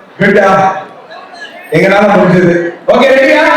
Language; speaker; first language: Tamil; native; Tamil